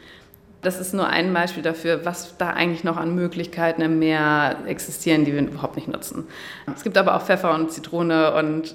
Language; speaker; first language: German; native; German